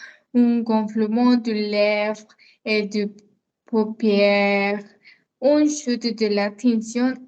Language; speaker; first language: French; non-native, learner; Spanish